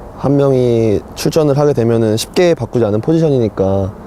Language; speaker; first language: Korean; native; Korean